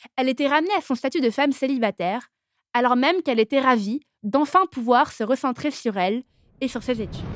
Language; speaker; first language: French; native; French